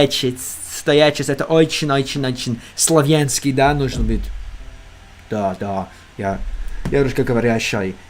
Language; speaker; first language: Russian; non-native, learner; English